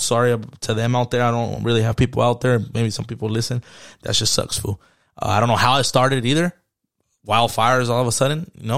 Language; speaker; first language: English; early bilingual, other home language; Spanish